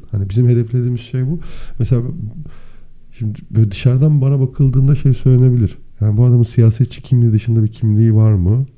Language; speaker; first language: Turkish; native; Turkish